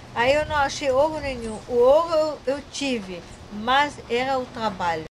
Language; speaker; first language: Portuguese; non-native, fluent; French